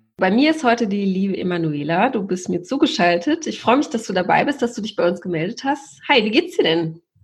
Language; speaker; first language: German; native; German